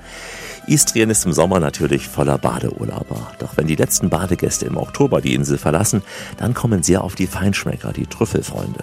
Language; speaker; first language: German; native; German